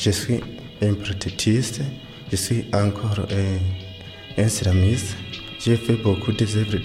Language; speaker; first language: French; non-native, local second language; Rundi